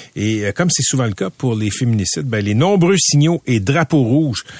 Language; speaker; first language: French; native; French